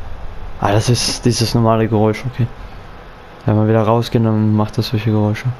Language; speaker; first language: German; native; German